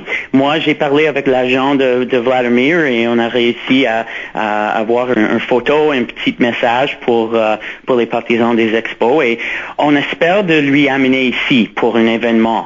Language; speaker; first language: French; non-native, local second language; English